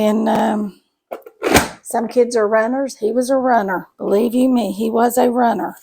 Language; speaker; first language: English; native; English